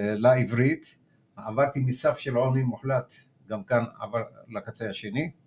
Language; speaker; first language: Hebrew; early bilingual, other home language; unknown